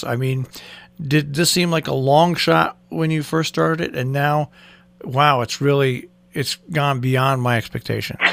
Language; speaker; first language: English; native; English